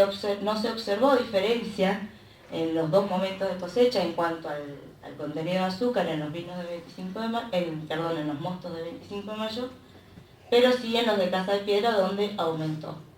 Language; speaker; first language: Spanish; native; Spanish